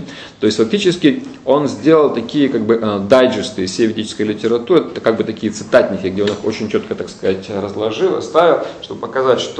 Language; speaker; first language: Russian; native; Russian